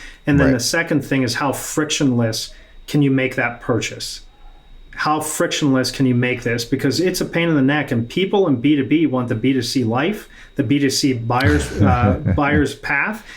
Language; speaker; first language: English; native; English